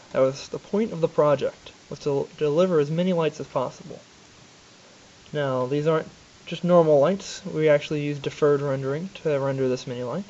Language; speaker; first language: English; native; English